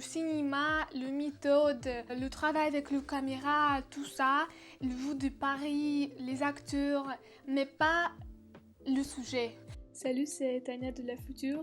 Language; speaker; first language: French; non-native, learner; Russian